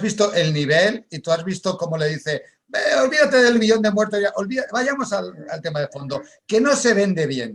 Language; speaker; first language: Spanish; native; Spanish